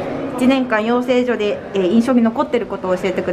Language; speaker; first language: Japanese; native; Japanese